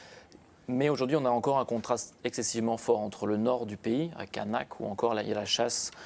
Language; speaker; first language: French; native; French